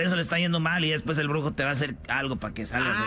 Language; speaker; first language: Spanish; native; Spanish